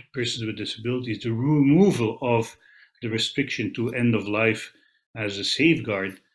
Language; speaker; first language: English; non-native, fluent; Dutch